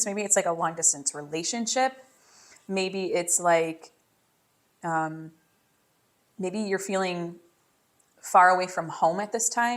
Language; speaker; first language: English; native; English